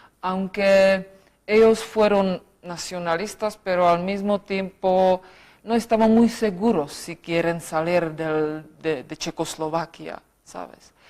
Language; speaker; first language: Spanish; non-native, fluent; Czech